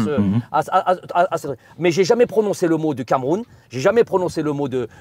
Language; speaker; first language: French; native; French